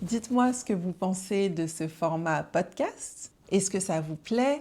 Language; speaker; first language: French; native; French